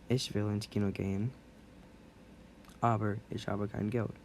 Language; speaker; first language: German; non-native, learner; English